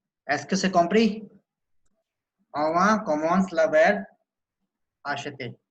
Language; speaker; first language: French; non-native, learner; Hindi